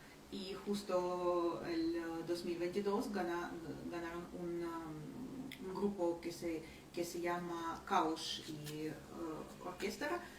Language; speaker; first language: Spanish; non-native, fluent; Ukrainian